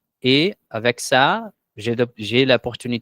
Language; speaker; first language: French; non-native, learner; Portuguese